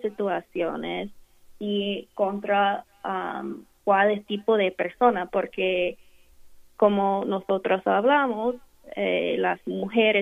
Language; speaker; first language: Spanish; non-native, fluent; English